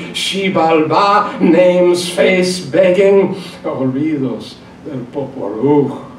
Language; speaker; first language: English; native; English